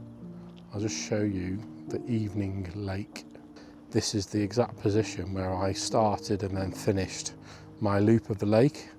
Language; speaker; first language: English; native; English